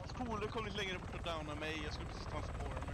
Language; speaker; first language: Swedish; native; Swedish